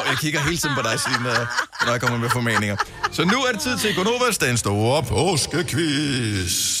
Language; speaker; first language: Danish; native; Danish